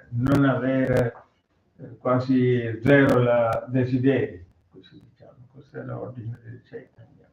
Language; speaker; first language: Italian; non-native, learner; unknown